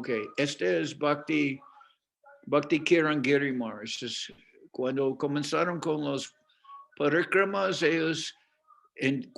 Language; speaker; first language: Spanish; non-native, fluent; English